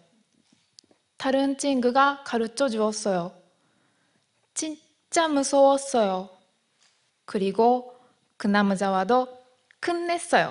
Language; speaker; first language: Korean; non-native, learner; Japanese